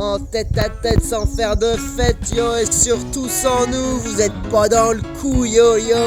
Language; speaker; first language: French; native; French